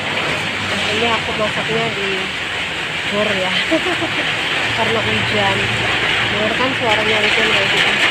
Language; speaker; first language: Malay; non-native, local second language; Javanese